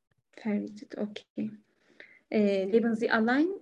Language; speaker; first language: German; non-native, learner; Turkish